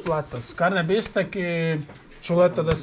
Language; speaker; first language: Spanish; non-native, learner; Croatian